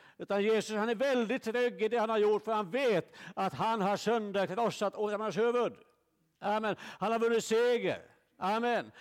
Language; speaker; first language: Swedish; native; Swedish